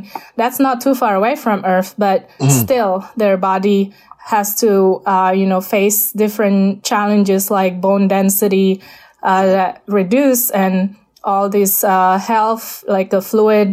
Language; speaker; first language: English; non-native, fluent; Indonesian